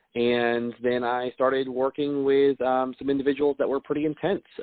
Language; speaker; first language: English; native; English